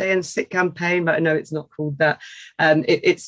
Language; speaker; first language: English; native; English